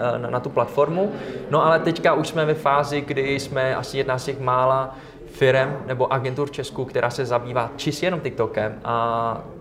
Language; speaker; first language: Czech; early bilingual, other home language; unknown